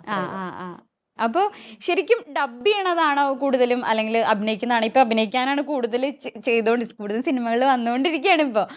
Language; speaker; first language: Malayalam; native; Malayalam